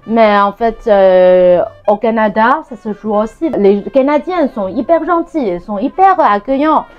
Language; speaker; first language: French; non-native, fluent; Chinese